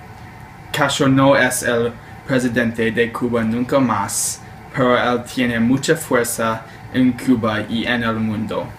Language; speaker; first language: Spanish; non-native, learner; English